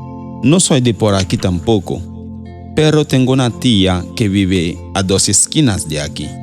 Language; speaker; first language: Spanish; non-native, fluent; Haitian Creole